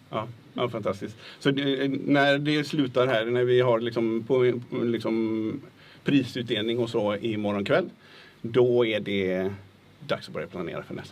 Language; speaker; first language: Swedish; native; Swedish